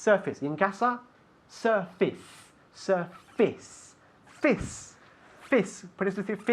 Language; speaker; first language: Spanish; non-native, fluent; English